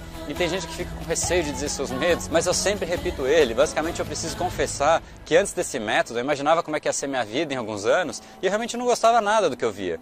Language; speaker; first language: Portuguese; native; Portuguese